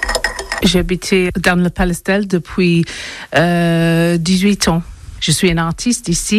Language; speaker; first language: French; non-native, learner; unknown